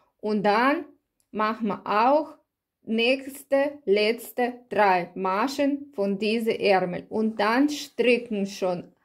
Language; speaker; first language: German; non-native, learner; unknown